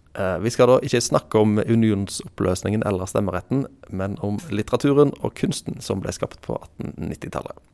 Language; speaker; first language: Norwegian; native; Norwegian